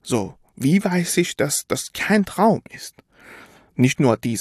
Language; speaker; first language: German; non-native, fluent; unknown